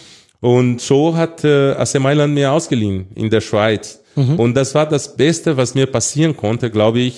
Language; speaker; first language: German; non-native, fluent; Portuguese